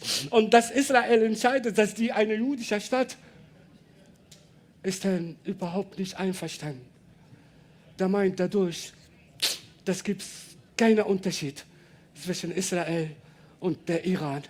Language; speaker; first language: German; non-native, learner; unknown